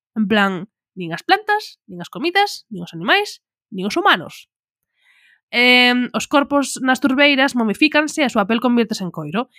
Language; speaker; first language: Galician; non-native, local second language; Spanish